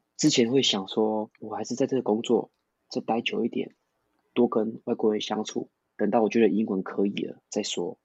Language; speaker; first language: Chinese; non-native, local second language; Min Nan Chinese